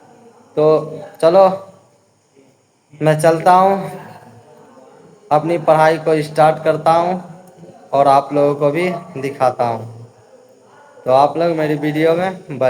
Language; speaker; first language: Hindi; native; Hindi